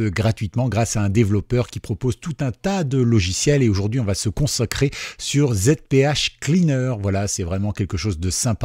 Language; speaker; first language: French; native; French